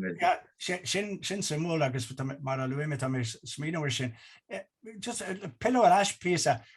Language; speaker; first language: Irish; non-native, local second language; English